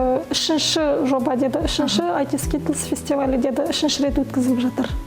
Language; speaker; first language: Kazakh; native; Kazakh